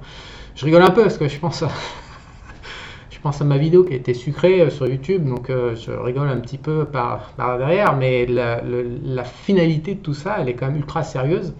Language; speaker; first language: French; native; French